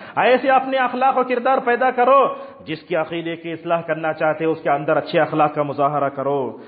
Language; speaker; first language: Urdu; native; Urdu